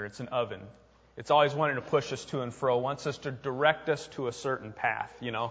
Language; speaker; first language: English; native; English